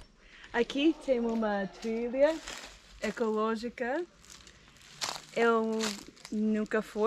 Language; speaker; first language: Portuguese; non-native, learner; English